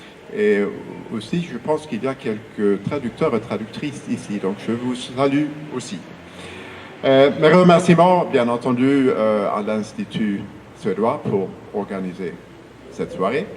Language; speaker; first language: French; non-native, fluent; Swedish